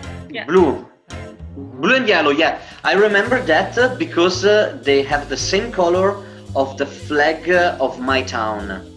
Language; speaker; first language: English; non-native, fluent; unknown